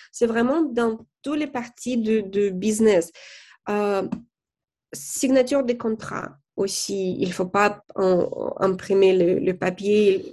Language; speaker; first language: French; non-native, fluent; Russian